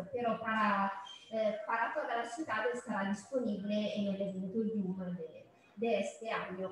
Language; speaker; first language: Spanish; non-native, fluent; Italian